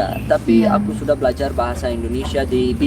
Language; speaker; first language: Indonesian; non-native, learner; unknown